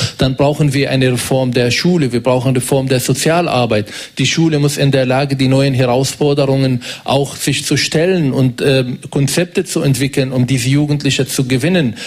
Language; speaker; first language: German; non-native, fluent; Arabic